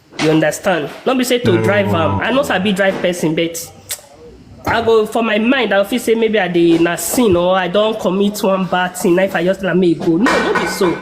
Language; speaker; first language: Nigerian Pidgin; non-native, local second language; Igbo